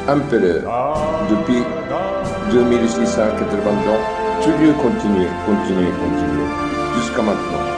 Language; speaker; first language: French; non-native, learner; Japanese